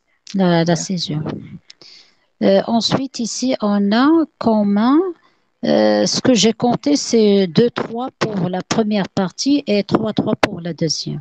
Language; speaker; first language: French; non-native, local second language; Arabic